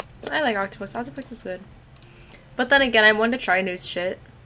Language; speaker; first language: English; early bilingual, other home language; Spanish